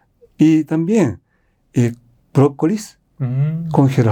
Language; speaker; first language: Spanish; non-native, fluent; Japanese